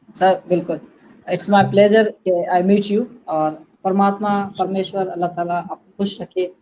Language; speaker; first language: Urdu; non-native, local second language; Sindhi